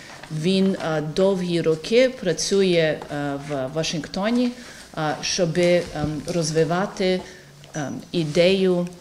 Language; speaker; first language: Ukrainian; early bilingual, heritage; Ukrainian